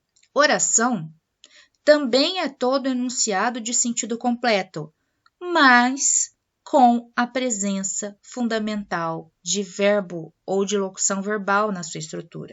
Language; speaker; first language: Portuguese; native; Portuguese